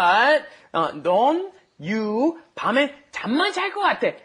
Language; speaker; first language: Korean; non-native, fluent; English